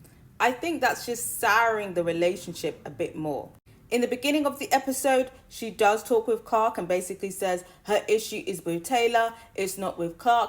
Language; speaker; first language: English; native; English